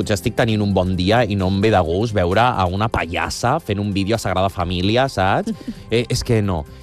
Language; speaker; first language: Catalan; non-native, local second language; Spanish